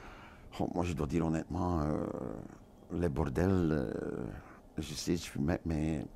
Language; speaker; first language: French; non-native, local second language; Dutch